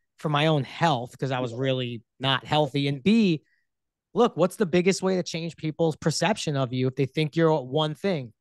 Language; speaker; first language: English; native; English